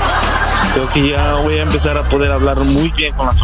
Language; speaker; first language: Spanish; non-native, learner; English